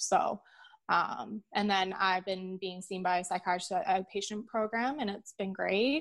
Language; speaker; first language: English; native; English